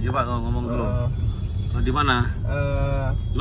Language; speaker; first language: Indonesian; native; Indonesian